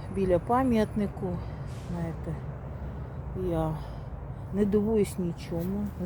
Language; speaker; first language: Ukrainian; non-native, local second language; Russian